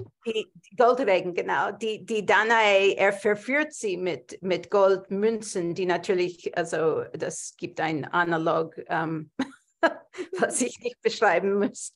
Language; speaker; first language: German; non-native, fluent; English